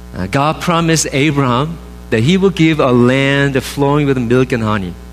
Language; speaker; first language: English; non-native, fluent; Korean